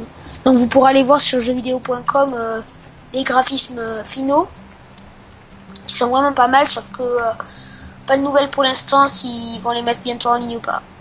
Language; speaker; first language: French; native; French